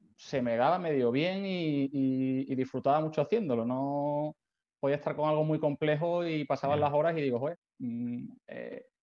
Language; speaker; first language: Spanish; native; Spanish